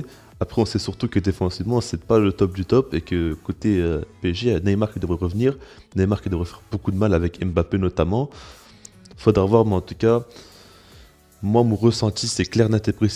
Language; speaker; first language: French; native; French